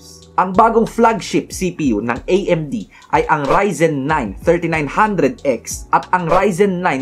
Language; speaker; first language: Filipino; native; Filipino